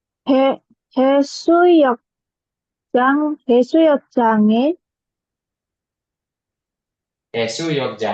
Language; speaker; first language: Korean; non-native, learner; Indonesian